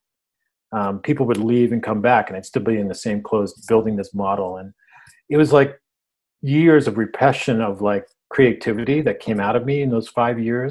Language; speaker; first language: English; early bilingual, other home language; Spanish